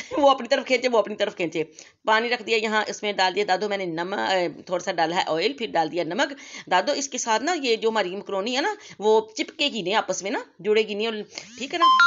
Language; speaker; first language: Urdu; non-native, local second language; Punjabi